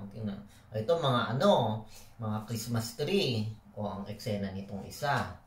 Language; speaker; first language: Filipino; native; Filipino